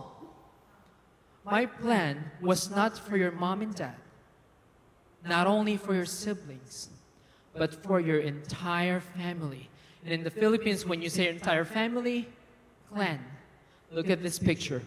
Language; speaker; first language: English; non-native, local second language; Filipino